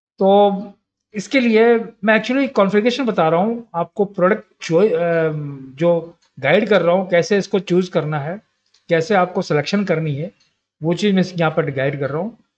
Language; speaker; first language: Hindi; native; Hindi